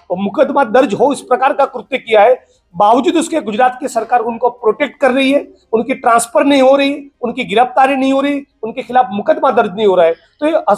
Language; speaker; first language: Hindi; native; Hindi